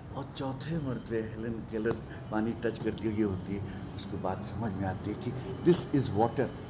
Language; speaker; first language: Hindi; native; Hindi